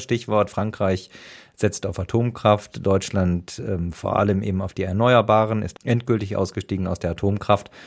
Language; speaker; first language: German; native; German